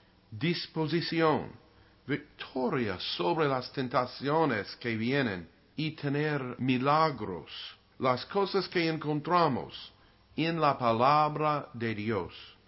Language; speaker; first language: Spanish; non-native, learner; English